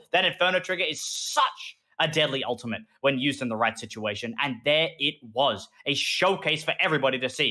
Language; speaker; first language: English; native; English